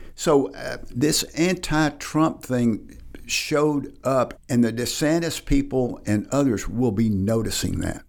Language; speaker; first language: English; native; English